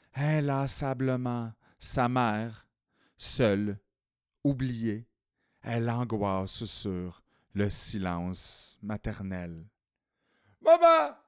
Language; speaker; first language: French; native; French